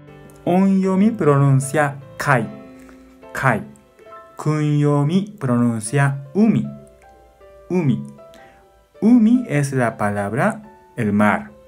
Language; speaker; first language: Spanish; non-native, fluent; Japanese